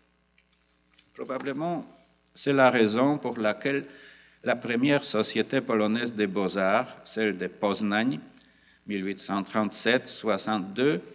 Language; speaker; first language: French; non-native, fluent; Polish